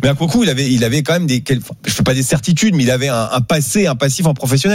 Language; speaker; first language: French; native; French